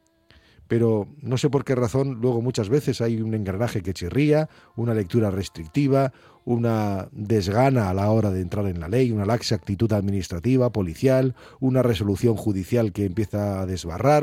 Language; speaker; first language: Spanish; native; Spanish